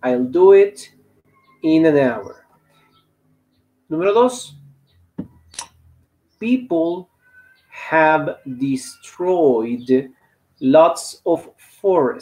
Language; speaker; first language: English; non-native, fluent; Spanish